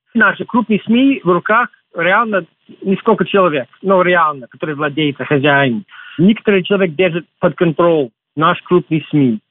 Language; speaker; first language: Russian; non-native, fluent; English